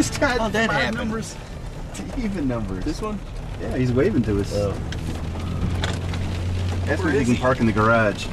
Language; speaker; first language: English; native; English